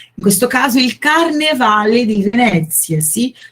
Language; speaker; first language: Italian; non-native, fluent; Portuguese